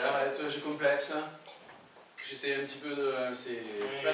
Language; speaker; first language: French; native; French